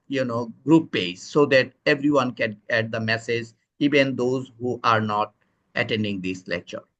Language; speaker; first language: English; non-native, local second language; Bangla